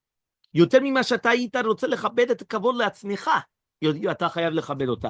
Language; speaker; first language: Hebrew; non-native, fluent; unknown